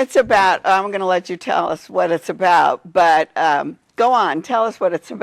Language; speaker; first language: English; native; English